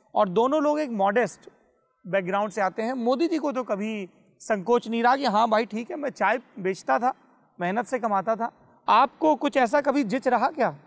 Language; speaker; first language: Hindi; native; Hindi